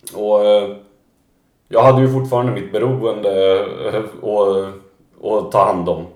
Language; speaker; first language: Swedish; native; Swedish